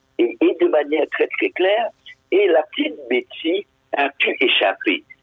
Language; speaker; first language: French; non-native, local second language; Haitian Creole